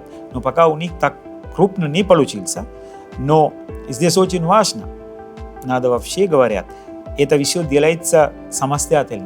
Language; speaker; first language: Russian; non-native, fluent; Sinhala